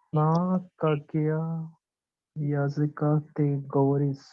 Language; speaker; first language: Russian; non-native, learner; Hindi